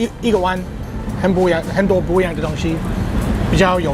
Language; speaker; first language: Chinese; non-native, fluent; English